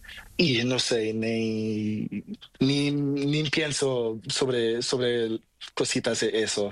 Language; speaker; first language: Spanish; non-native, learner; Portuguese